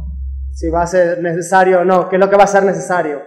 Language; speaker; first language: Spanish; native; Spanish